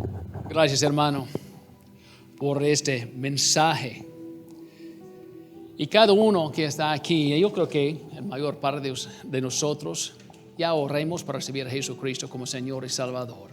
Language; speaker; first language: Spanish; non-native, learner; English